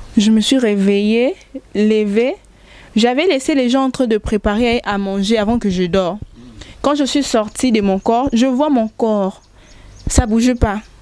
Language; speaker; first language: French; non-native, local second language; Lingala